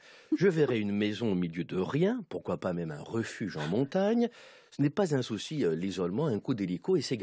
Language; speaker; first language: French; native; French